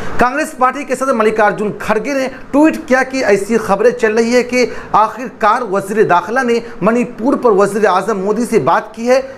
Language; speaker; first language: Urdu; native; Urdu